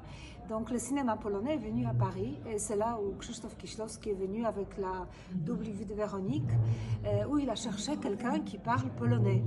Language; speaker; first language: French; non-native, fluent; Polish